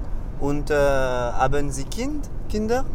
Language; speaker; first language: German; non-native, learner; French